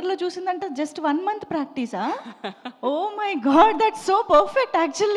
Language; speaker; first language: Telugu; native; Telugu